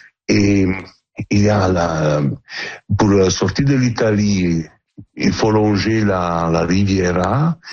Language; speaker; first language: French; non-native, learner; Italian